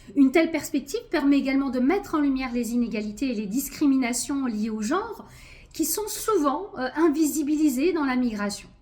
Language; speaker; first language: French; early bilingual, other home language; Arabic